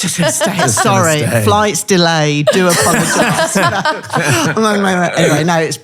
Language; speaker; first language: English; native; English